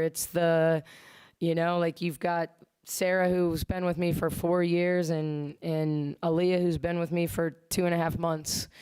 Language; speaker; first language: English; native; English